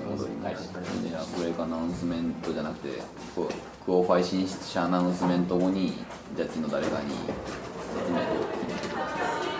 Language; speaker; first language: Japanese; native; Japanese